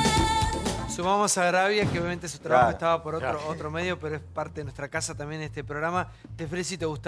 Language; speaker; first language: Spanish; native; Spanish